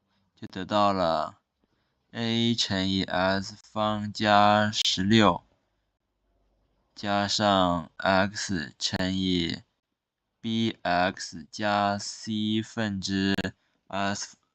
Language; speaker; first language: Chinese; native; Chinese